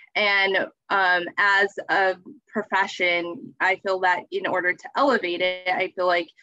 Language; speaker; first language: English; native; English